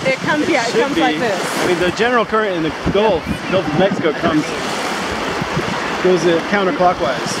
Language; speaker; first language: English; native; English